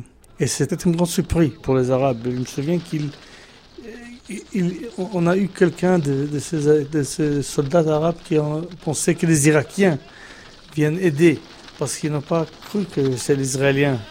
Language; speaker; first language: French; non-native, fluent; Hebrew